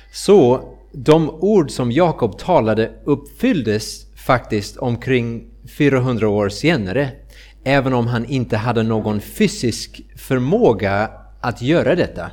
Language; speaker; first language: Swedish; non-native, fluent; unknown